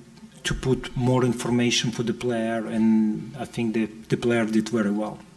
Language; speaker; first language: English; non-native, fluent; Russian